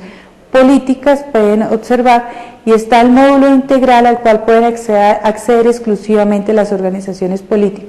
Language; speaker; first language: Spanish; native; Spanish